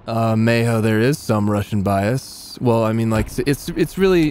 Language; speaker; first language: English; native; English